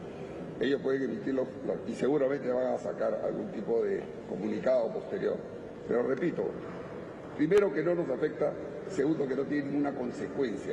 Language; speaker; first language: Spanish; native; Spanish